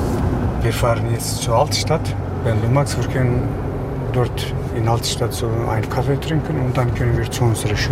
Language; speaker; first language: German; non-native, fluent; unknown